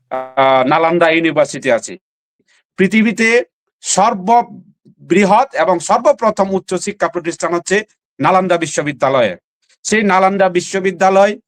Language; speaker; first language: Bangla; non-native, local second language; Chakma